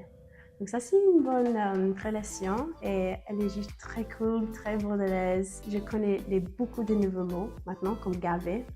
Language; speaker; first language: French; non-native, learner; English